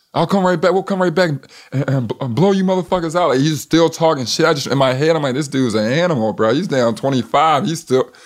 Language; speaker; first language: English; native; English